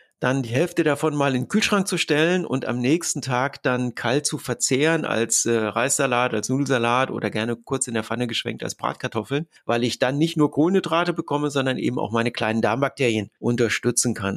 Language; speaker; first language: German; native; German